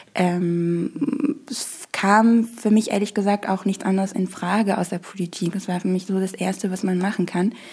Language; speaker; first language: German; non-native, fluent; Arabic